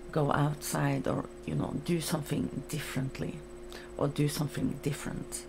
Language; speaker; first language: English; non-native, fluent; Norwegian